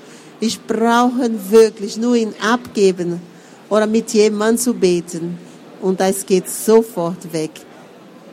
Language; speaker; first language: German; non-native, fluent; Portuguese